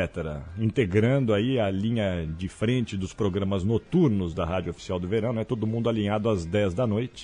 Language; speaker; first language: Portuguese; native; Portuguese